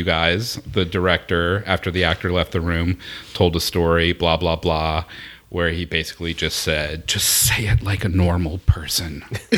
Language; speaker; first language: English; native; English